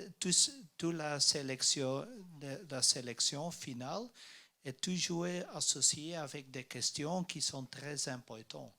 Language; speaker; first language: French; non-native, learner; Dutch